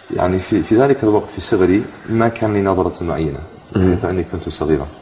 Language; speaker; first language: Arabic; non-native, fluent; English